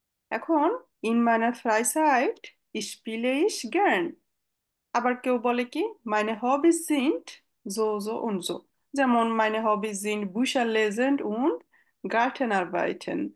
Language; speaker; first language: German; non-native, fluent; Bangla